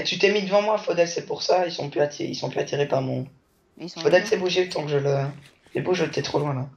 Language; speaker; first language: French; native; French